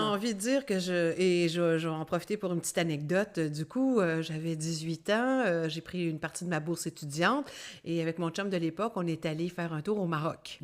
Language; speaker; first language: French; native; French